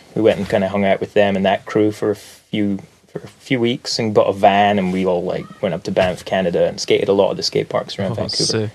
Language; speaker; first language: English; native; English